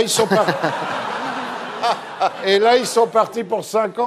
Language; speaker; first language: French; native; French